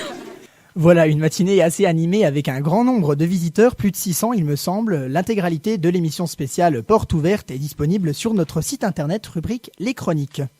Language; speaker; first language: French; native; French